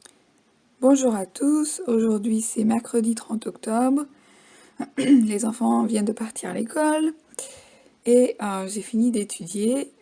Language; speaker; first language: French; native; French